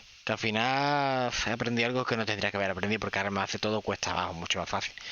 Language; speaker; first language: Spanish; native; Spanish